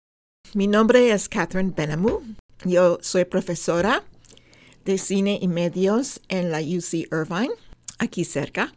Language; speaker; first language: Spanish; non-native, fluent; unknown